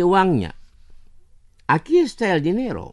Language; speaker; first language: Spanish; non-native, fluent; Indonesian